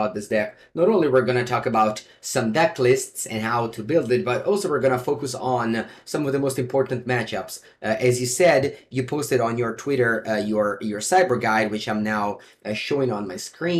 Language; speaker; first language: English; non-native, fluent; Italian